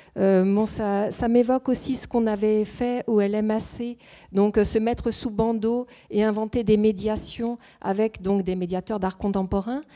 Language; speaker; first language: French; native; French